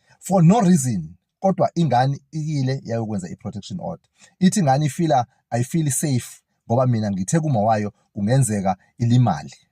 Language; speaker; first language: Zulu; native; Zulu